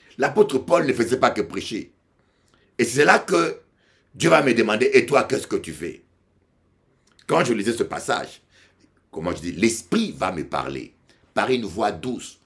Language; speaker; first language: French; non-native, local second language; Lingala